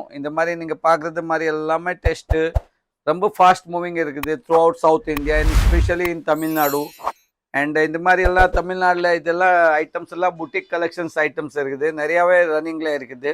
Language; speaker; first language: Tamil; non-native, learner; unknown